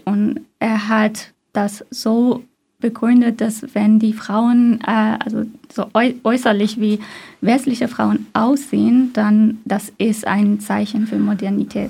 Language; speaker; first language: German; non-native, fluent; Persian